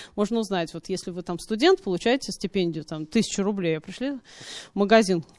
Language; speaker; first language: Russian; native; Russian